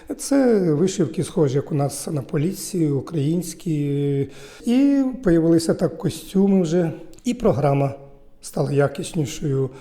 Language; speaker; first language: Ukrainian; native; Ukrainian